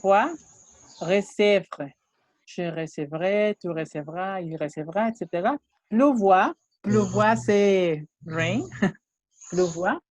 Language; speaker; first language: French; non-native, fluent; Spanish